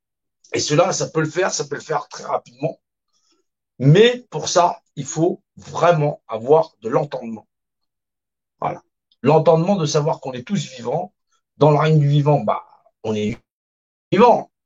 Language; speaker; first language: French; native; French